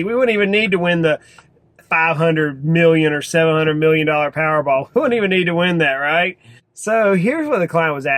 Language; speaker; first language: English; native; English